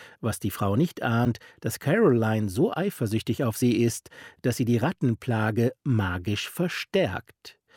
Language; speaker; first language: German; native; German